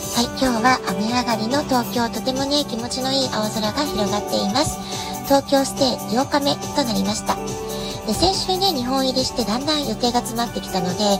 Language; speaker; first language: Japanese; native; Japanese